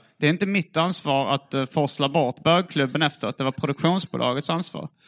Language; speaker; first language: Swedish; native; Swedish